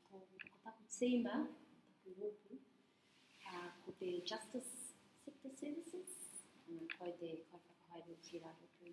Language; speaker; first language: Māori; non-native, learner; English